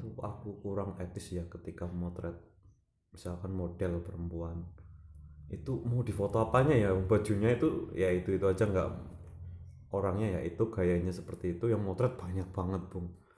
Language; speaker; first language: Indonesian; non-native, local second language; Javanese